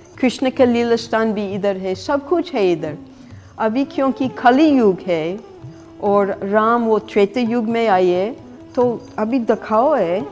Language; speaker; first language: Hindi; non-native, fluent; English